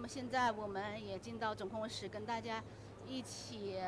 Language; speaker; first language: Chinese; native; Chinese